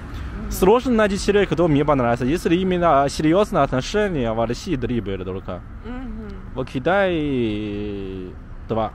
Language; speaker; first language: Russian; non-native, learner; Chinese